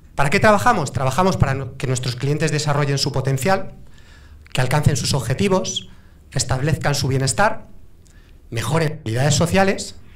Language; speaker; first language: Spanish; native; Spanish